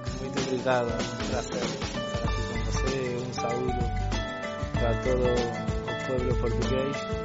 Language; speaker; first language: Portuguese; non-native, learner; Spanish